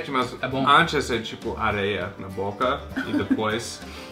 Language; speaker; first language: Portuguese; non-native, fluent; English